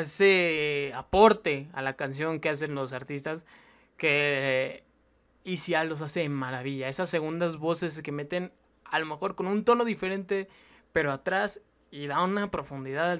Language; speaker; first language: Spanish; native; Spanish